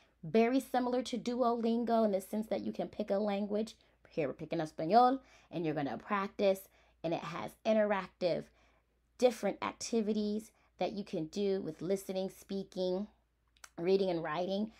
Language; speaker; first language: English; early bilingual, other home language; Spanish